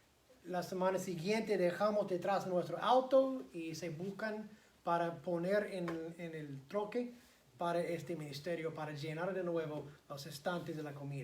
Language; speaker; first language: Spanish; non-native, fluent; English